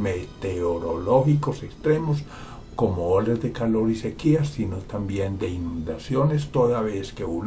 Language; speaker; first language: Spanish; native; Spanish